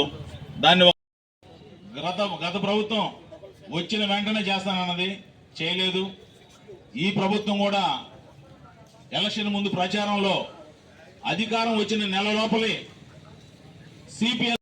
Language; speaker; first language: Telugu; native; Telugu